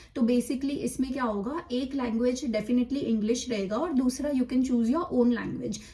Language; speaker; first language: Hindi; non-native, local second language; Gujarati